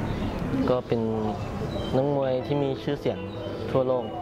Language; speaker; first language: Thai; native; Thai